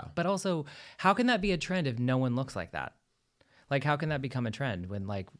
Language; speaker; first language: English; native; English